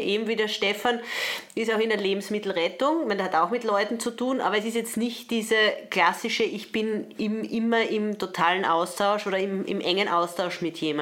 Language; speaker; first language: German; native; German